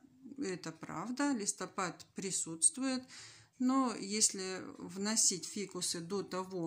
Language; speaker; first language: Russian; native; Russian